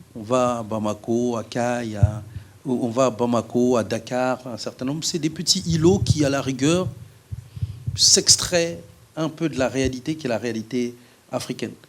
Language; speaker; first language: French; native; French